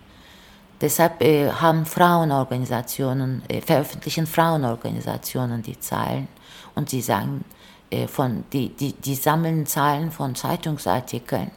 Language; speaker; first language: German; non-native, fluent; Turkish